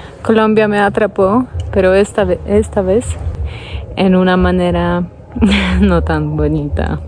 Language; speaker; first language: Spanish; non-native, fluent; Polish